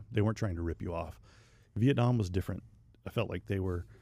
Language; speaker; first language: English; native; English